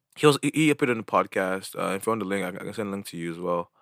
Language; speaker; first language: English; non-native, local second language; Igbo